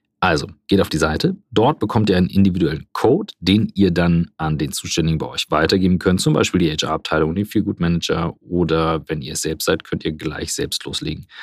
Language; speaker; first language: German; native; German